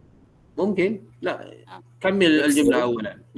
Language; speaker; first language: Arabic; non-native, fluent; Malay